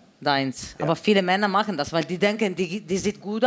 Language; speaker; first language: German; non-native, fluent; Italian